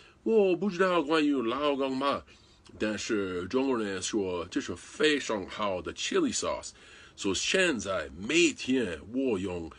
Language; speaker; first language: Chinese; non-native, learner; English